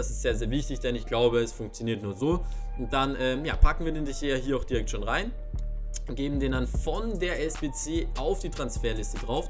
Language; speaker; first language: German; native; German